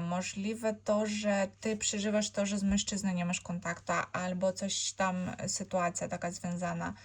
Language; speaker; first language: Polish; non-native, learner; Ukrainian